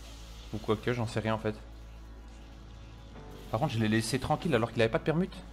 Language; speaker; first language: French; native; French